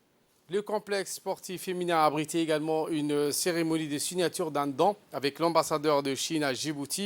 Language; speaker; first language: French; native; French